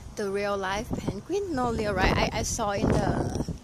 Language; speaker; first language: English; non-native, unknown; Thai